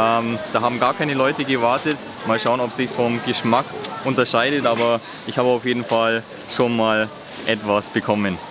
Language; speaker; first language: German; native; German